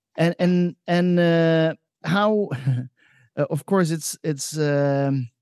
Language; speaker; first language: English; non-native, fluent; Norwegian